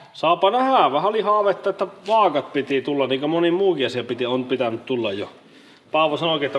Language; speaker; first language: Finnish; native; Finnish